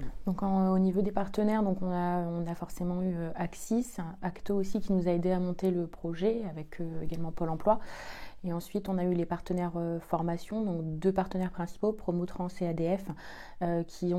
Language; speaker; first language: French; native; French